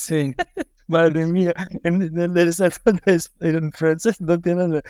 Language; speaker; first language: Spanish; non-native, learner; French